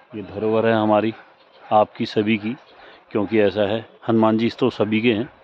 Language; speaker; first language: Hindi; native; Hindi